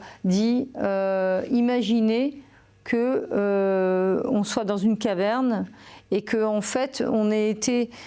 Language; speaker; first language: French; native; French